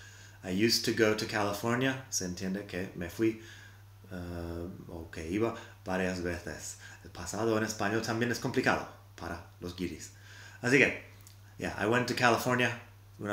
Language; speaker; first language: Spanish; non-native, fluent; English